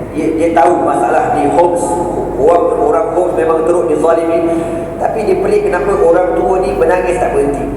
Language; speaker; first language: Malay; native; Malay